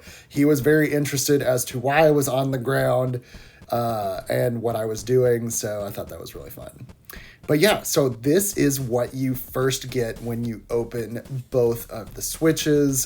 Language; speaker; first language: English; native; English